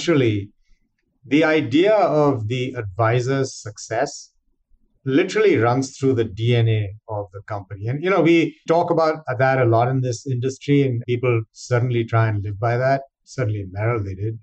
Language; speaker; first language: English; non-native, local second language; Hindi